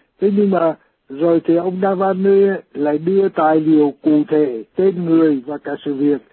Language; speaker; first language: Vietnamese; native; Vietnamese